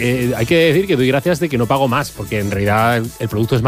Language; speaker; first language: Spanish; native; Spanish